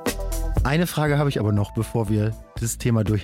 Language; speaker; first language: German; native; German